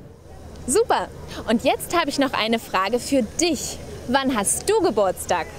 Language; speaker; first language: German; native; German